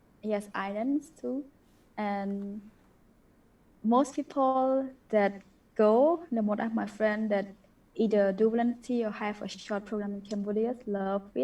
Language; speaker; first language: English; non-native, learner; Khmer